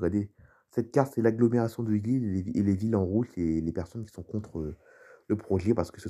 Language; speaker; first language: French; native; French